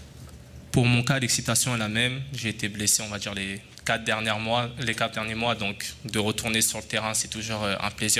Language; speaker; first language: French; native; French